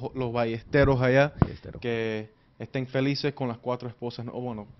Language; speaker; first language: Spanish; early bilingual, heritage; Spanish